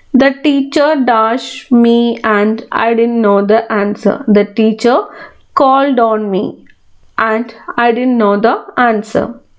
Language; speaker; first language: English; non-native, local second language; Malayalam